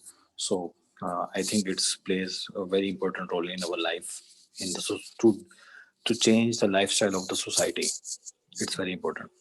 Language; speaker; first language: English; non-native, learner; Urdu